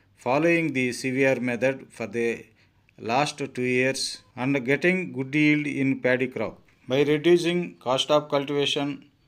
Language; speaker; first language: English; non-native, local second language; Telugu